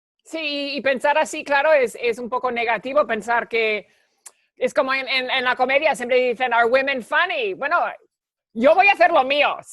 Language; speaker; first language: Spanish; early bilingual, heritage; Spanish